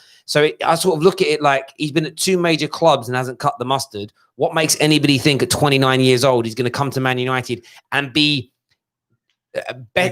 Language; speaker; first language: English; native; English